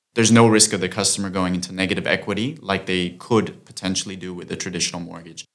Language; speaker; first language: English; non-native, fluent; German